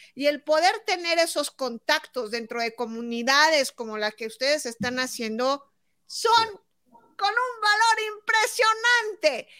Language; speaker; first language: Spanish; native; Spanish